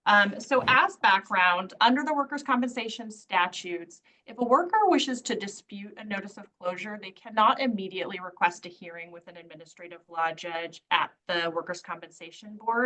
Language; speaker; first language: English; native; English